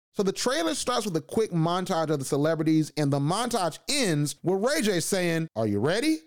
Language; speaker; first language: English; native; English